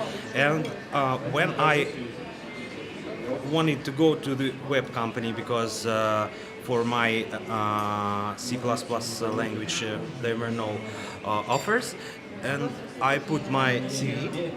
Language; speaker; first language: English; non-native, learner; Russian